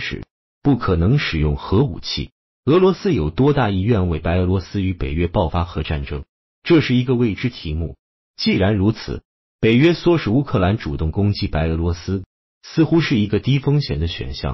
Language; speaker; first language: Chinese; native; Chinese